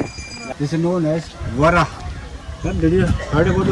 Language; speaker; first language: Hindi; native; Hindi